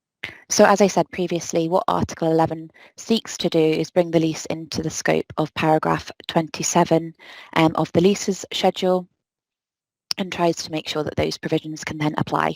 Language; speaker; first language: English; native; English